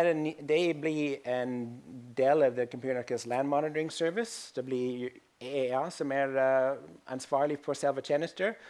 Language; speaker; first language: Norwegian; non-native, fluent; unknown